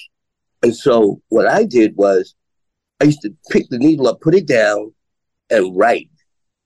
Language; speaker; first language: English; native; English